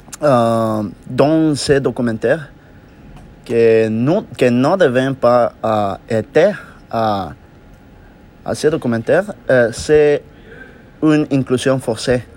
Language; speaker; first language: French; non-native, learner; Spanish